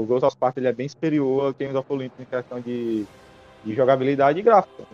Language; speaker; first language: Portuguese; native; Portuguese